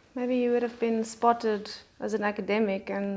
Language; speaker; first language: English; non-native, local second language; Afrikaans